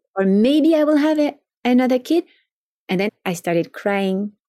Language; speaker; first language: English; non-native, fluent; French